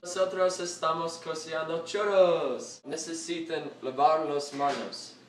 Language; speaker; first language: Spanish; non-native, learner; English